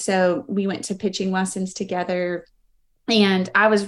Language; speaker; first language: English; native; English